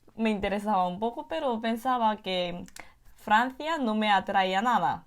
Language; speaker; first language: Spanish; non-native, fluent; Korean